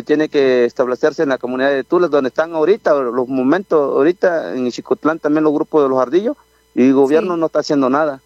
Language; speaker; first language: Spanish; non-native, local second language; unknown